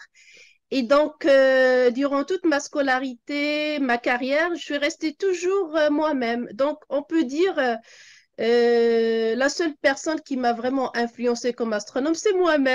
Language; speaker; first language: French; non-native, local second language; Arabic